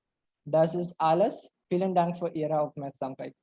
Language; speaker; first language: German; non-native, learner; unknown